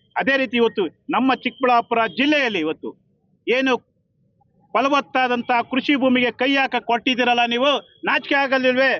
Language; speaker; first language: Kannada; native; Kannada